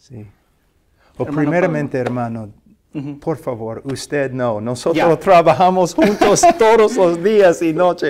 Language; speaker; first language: Spanish; non-native, fluent; English